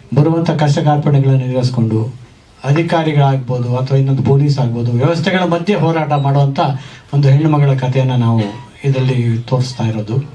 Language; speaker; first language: Kannada; native; Kannada